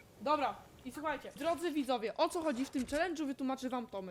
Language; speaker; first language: Polish; native; Polish